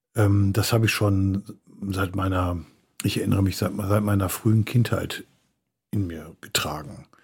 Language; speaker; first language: German; native; German